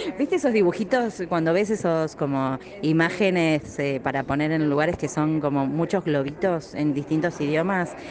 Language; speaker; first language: Spanish; native; Spanish